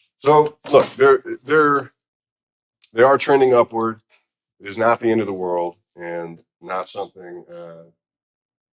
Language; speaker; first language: English; native; English